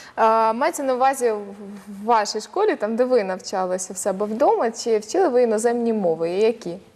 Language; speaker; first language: Ukrainian; native; Ukrainian